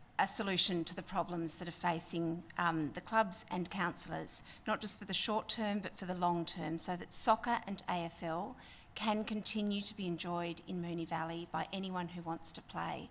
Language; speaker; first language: English; native; English